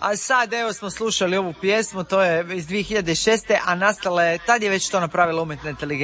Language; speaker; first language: Serbian; native; Serbian